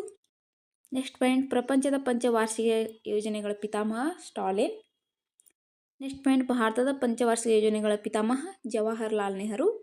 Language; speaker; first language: Kannada; native; Kannada